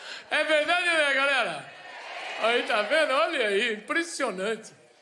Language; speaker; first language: Portuguese; native; Portuguese